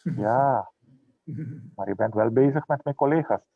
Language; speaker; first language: Dutch; non-native, local second language; Papiamento